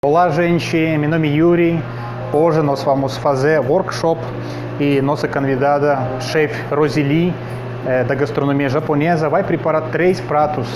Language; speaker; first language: Portuguese; non-native, learner; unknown